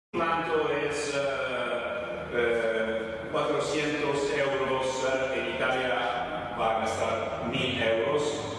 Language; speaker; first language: Spanish; non-native, fluent; Italian